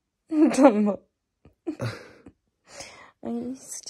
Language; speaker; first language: Turkish; native; Turkish